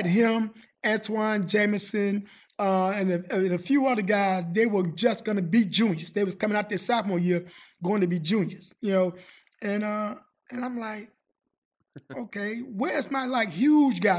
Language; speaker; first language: English; native; English